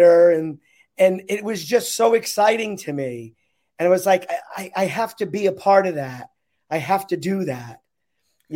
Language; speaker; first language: English; native; English